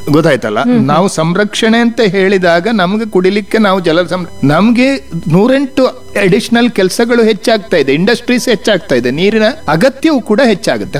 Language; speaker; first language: Kannada; non-native, local second language; Malayalam